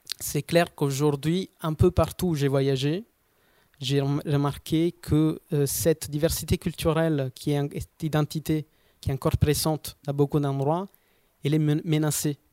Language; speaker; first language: French; non-native, fluent; Italian